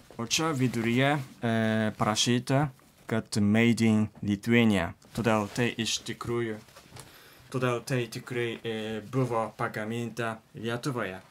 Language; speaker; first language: Lithuanian; non-native, learner; Japanese